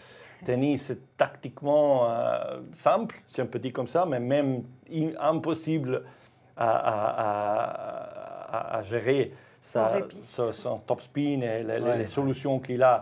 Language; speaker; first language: French; non-native, fluent; Croatian